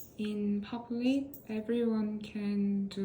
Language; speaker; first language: English; non-native, learner; Korean